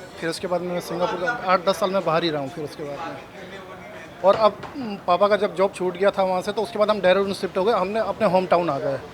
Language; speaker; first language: Hindi; native; Hindi